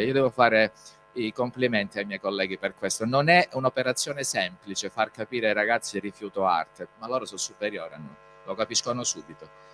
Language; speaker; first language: Italian; native; Italian